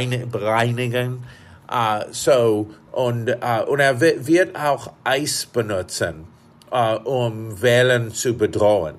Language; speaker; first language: German; non-native, fluent; English